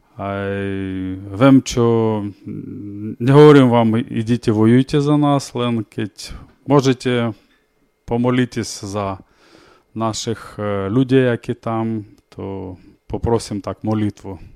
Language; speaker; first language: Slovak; non-native, learner; Ukrainian